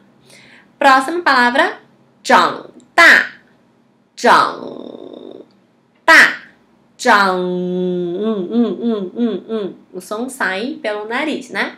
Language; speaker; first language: Portuguese; non-native, fluent; Chinese